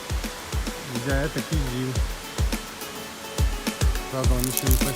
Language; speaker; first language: Russian; non-native, local second language; Chechen